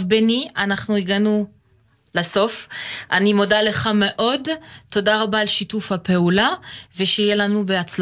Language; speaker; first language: Hebrew; non-native, fluent; French